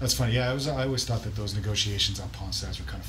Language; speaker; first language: English; native; English